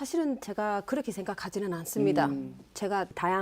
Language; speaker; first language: Korean; non-native, fluent; English